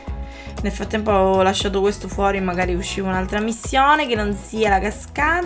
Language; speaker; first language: Italian; native; Italian